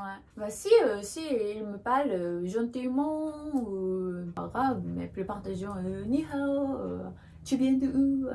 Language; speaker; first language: French; non-native, learner; Japanese